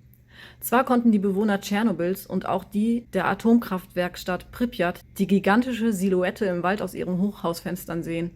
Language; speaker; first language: German; native; German